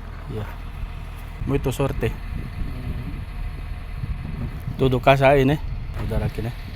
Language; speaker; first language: Portuguese; non-native, learner; Filipino